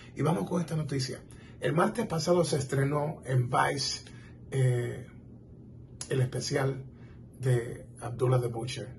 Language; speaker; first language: Spanish; native; Spanish